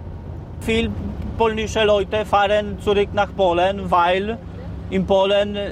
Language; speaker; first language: German; non-native, learner; Polish